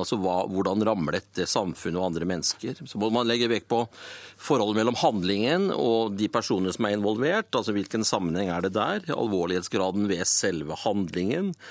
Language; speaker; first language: Norwegian; native; Norwegian